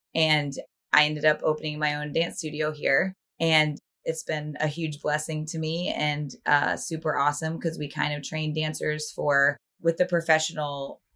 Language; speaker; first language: English; native; English